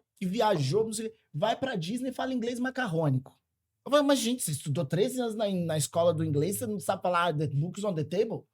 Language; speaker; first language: Portuguese; native; Portuguese